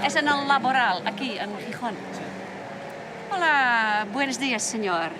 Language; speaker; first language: Spanish; non-native, learner; Dutch